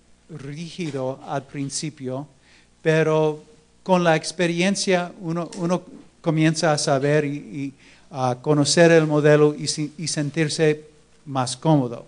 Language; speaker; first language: Spanish; non-native, fluent; English